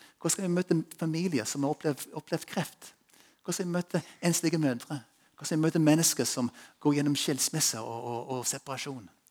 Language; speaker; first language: Norwegian; non-native, fluent; English